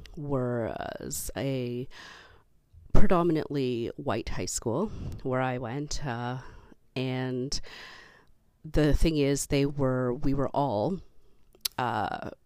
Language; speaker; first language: English; native; English